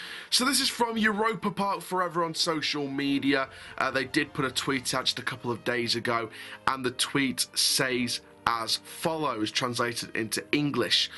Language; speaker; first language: English; native; English